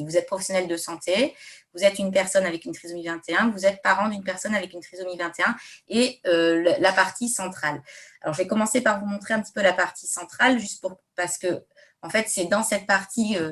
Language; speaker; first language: French; native; French